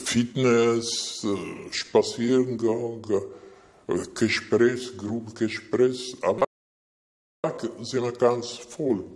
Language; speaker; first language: German; non-native, learner; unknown